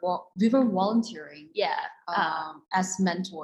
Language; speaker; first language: English; non-native, local second language; Chinese